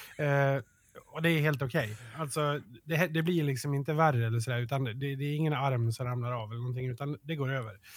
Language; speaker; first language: Swedish; native; Swedish